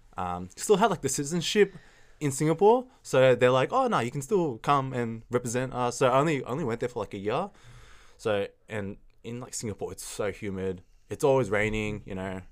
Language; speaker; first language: English; early bilingual, other home language; Chinese